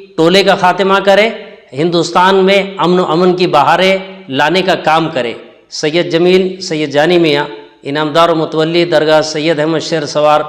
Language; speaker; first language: Urdu; native; Urdu